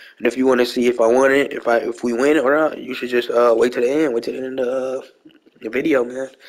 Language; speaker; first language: English; native; English